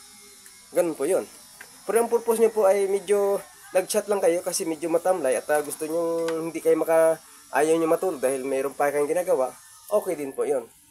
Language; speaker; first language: Filipino; native; Filipino